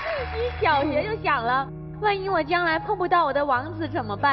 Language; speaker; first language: Chinese; native; Chinese